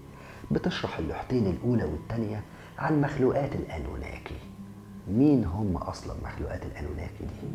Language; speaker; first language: Arabic; native; Arabic